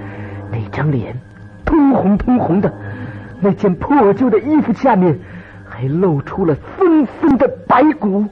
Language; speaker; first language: Chinese; native; Chinese